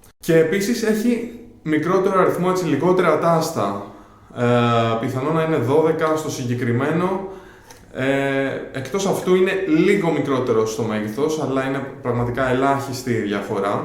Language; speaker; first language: Greek; native; Greek